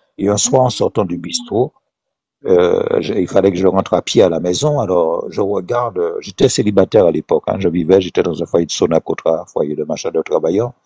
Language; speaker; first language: French; non-native, local second language; Haitian Creole